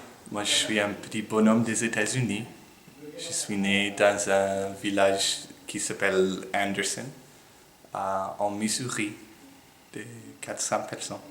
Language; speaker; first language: French; non-native, fluent; English